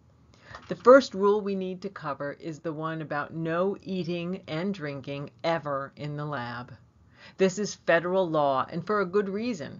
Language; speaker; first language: English; native; English